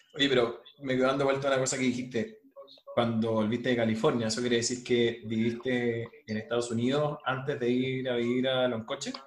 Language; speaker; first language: Spanish; native; Spanish